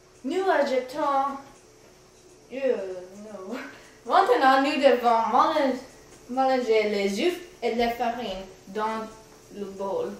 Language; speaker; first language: French; non-native, learner; English